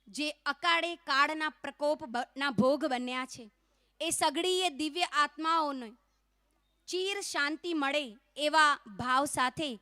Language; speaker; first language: Gujarati; non-native, local second language; Kachhi